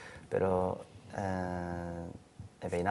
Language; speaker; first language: Spanish; non-native, learner; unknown